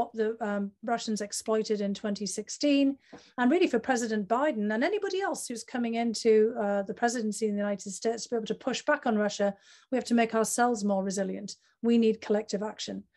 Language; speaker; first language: English; native; English